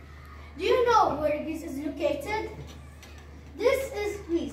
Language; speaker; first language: English; non-native, learner; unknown